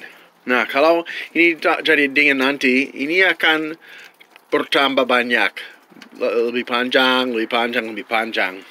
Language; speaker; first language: Indonesian; non-native, fluent; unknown